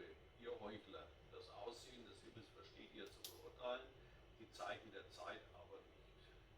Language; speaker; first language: German; native; German